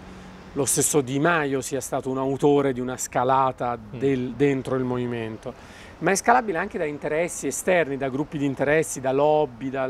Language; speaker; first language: Italian; native; Italian